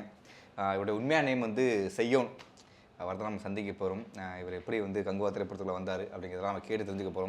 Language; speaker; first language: Tamil; native; Tamil